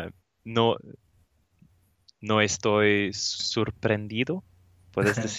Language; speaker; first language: Spanish; non-native, learner; Swedish